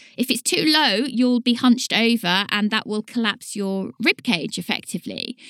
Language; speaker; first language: English; native; English